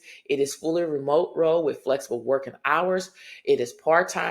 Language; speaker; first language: English; native; English